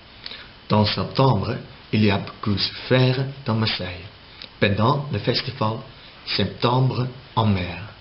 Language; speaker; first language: French; non-native, learner; Dutch